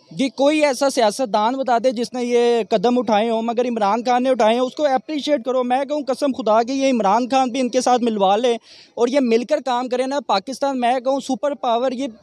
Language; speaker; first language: Urdu; non-native, local second language; Punjabi